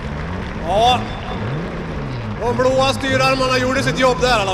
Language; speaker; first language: Swedish; native; Swedish